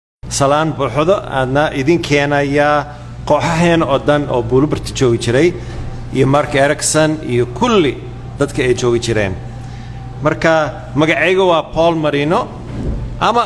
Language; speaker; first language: Somali; non-native, fluent; English